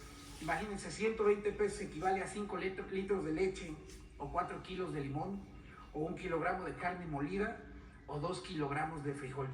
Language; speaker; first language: Spanish; native; Spanish